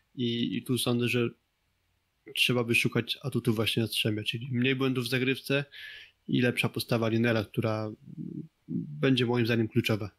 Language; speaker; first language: Polish; native; Polish